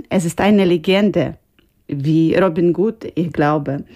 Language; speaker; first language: German; non-native, learner; Ukrainian